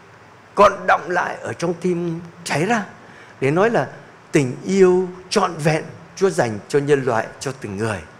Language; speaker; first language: Vietnamese; native; Vietnamese